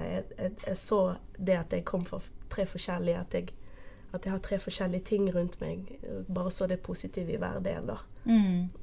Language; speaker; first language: Norwegian; early bilingual, other home language; Portuguese